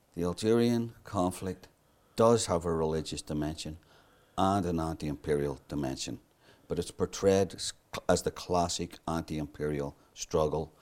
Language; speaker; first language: English; native; English